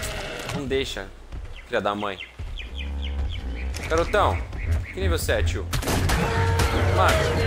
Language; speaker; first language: Portuguese; native; Portuguese